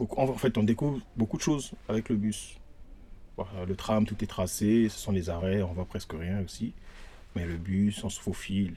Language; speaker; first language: French; non-native, local second language; Lingala